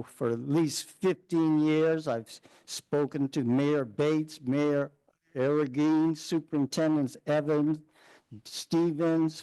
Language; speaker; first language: English; native; English